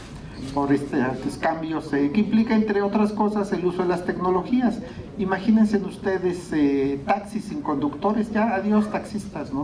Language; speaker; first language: Spanish; native; Spanish